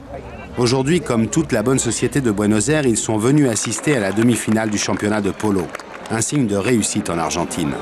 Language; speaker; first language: French; native; French